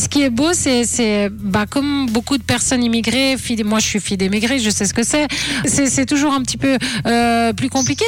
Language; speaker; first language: French; early bilingual, other home language; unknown